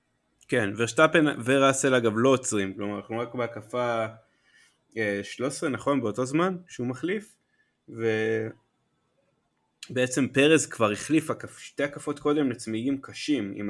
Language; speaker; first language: Hebrew; native; Hebrew